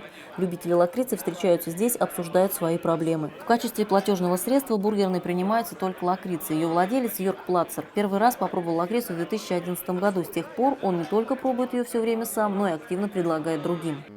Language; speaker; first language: Russian; native; Russian